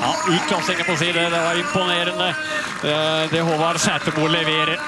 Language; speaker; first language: Norwegian; native; Norwegian